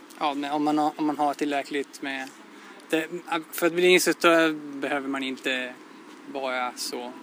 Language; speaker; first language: Swedish; non-native, fluent; Italian